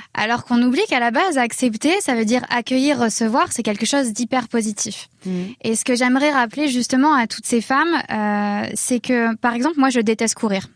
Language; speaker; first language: French; native; French